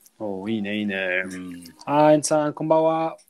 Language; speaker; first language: Japanese; non-native, learner; English